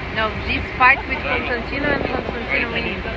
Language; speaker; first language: English; non-native, learner; Portuguese